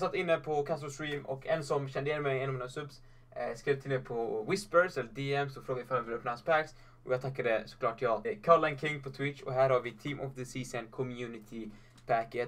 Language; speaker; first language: Swedish; native; Swedish